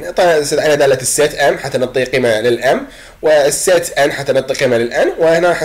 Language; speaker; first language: Arabic; native; Arabic